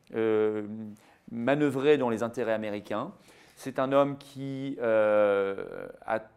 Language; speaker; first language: French; native; French